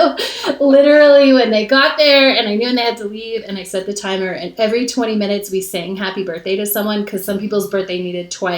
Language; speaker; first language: English; native; English